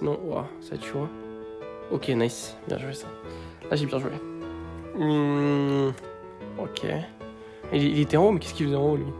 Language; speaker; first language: French; native; French